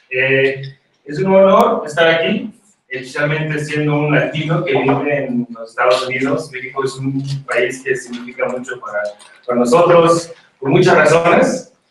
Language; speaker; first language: Spanish; early bilingual, heritage; Spanish